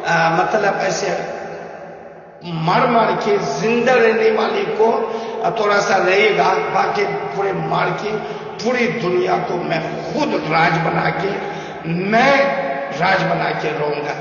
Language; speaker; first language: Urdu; non-native, learner; Uyghur